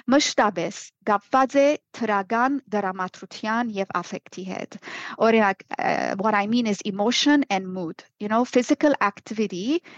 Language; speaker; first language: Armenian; early bilingual, heritage; Armenian